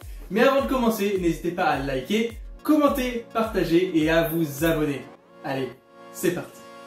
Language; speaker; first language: French; native; French